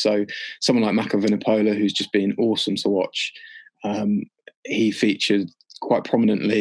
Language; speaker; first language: English; native; English